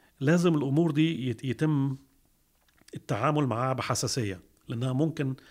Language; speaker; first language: Arabic; early bilingual, heritage; Arabic